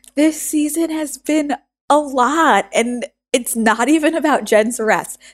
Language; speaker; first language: English; native; English